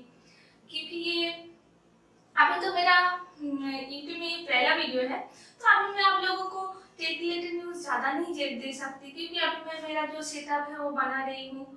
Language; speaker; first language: Hindi; non-native, local second language; Bangla